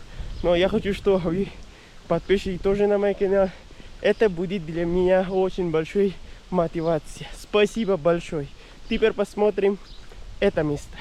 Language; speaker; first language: Russian; non-native, learner; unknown